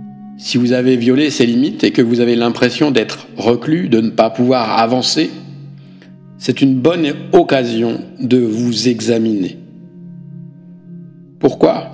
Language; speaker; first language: French; native; French